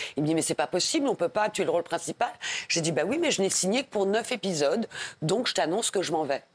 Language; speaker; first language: French; native; French